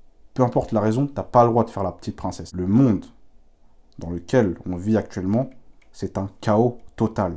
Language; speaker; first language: French; native; French